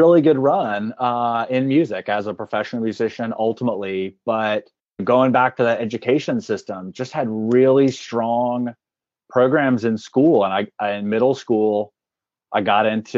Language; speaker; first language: English; native; English